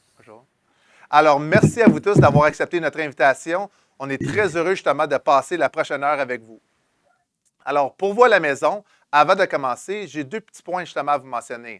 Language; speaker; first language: French; native; French